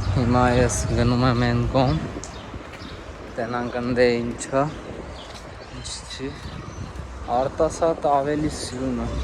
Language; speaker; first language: Armenian; non-native, learner; Hindi